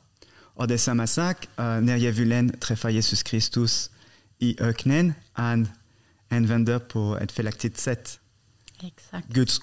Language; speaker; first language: Swedish; non-native, fluent; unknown